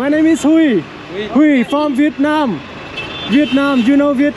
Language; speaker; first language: English; non-native, learner; Vietnamese